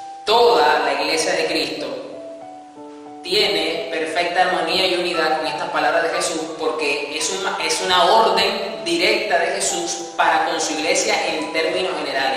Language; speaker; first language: Spanish; native; Spanish